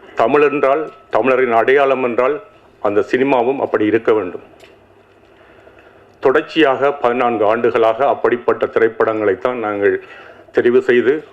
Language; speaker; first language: Tamil; native; Tamil